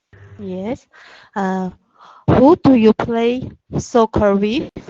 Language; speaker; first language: English; non-native, learner; Armenian